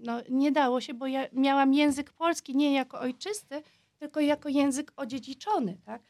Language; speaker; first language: Polish; early bilingual, heritage; Polish